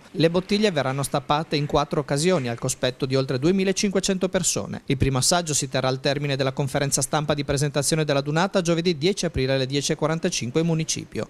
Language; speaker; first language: Italian; native; Italian